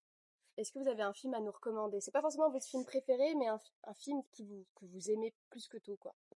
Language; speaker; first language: French; native; French